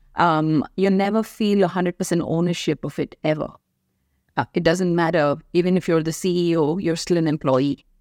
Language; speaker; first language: English; non-native, local second language; Hindi